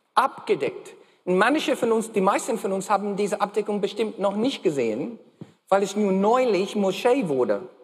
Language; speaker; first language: German; non-native, fluent; English